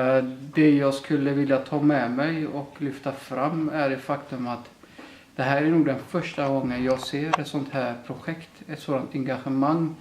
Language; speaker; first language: Swedish; early bilingual, other home language; Somali